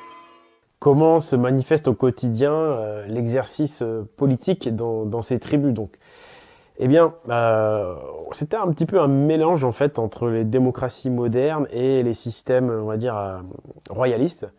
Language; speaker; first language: French; native; French